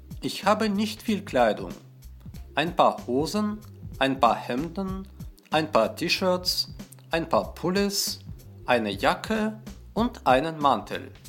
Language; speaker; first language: German; non-native, fluent; Russian